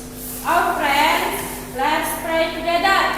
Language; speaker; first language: English; non-native, learner; Indonesian